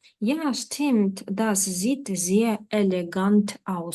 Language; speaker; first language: German; non-native, fluent; Ukrainian